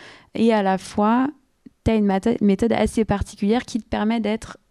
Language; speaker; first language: French; native; French